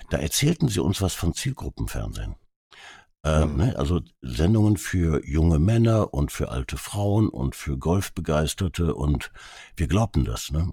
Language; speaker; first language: German; early bilingual, other home language; Hungarian